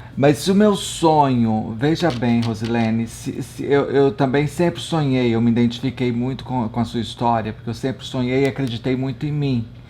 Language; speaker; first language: Portuguese; native; Portuguese